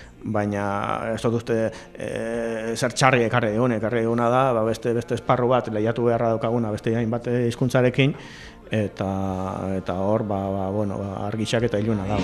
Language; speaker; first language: Basque; native; Basque